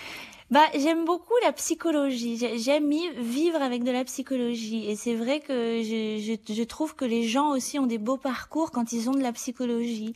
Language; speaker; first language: French; native; French